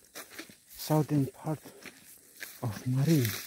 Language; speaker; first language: English; non-native, learner; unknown